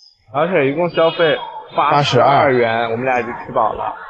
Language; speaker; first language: Chinese; native; Chinese